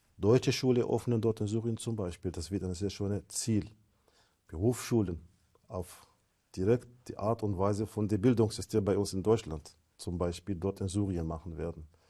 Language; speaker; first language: German; non-native, fluent; Arabic